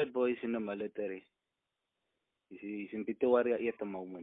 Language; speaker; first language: English; non-native, local second language; Afrikaans